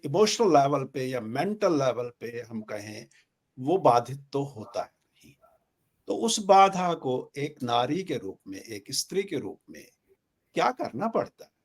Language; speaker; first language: Hindi; native; Hindi